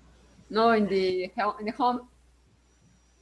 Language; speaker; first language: English; non-native, learner; Spanish